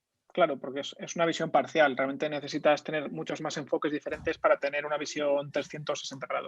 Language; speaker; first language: Spanish; native; Spanish